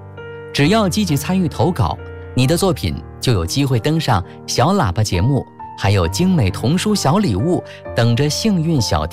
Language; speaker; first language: Chinese; native; Chinese